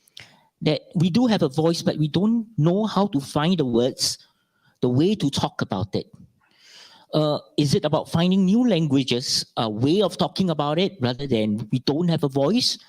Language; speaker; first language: English; non-native, local second language; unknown